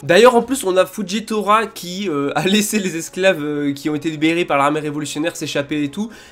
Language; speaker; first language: French; native; French